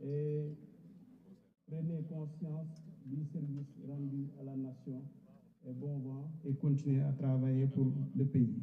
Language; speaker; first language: French; non-native, local second language; Wolof